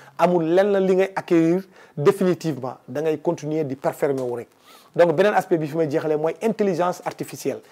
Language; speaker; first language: Wolof; non-native, local second language; Fula